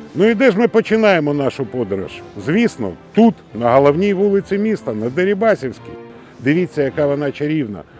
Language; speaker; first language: Ukrainian; native; Ukrainian